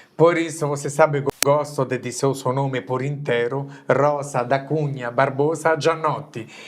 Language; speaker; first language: Portuguese; non-native, fluent; Italian